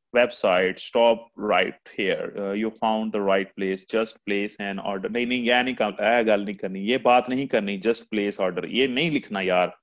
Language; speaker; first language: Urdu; non-native, local second language; Punjabi